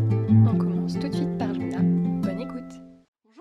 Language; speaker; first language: French; native; French